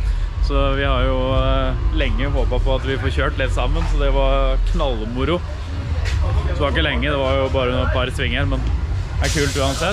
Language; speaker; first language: Norwegian; native; Norwegian